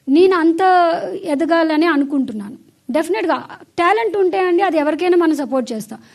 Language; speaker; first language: Telugu; native; Telugu